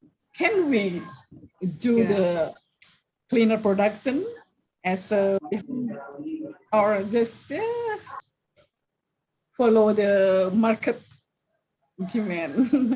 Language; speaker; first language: English; non-native, learner; Indonesian